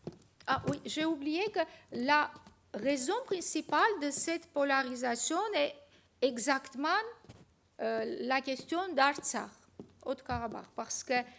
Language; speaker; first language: French; non-native, fluent; Armenian